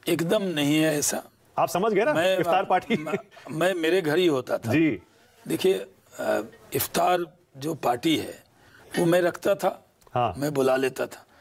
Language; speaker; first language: Hindi; native; Hindi